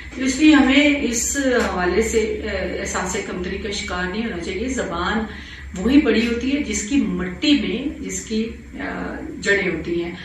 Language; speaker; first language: Urdu; non-native, local second language; Punjabi